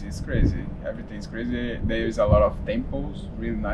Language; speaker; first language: English; non-native, learner; Portuguese